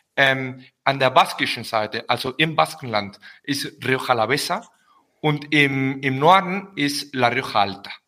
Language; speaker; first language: German; early bilingual, heritage; Spanish